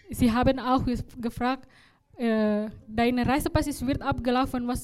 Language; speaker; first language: German; non-native, learner; Indonesian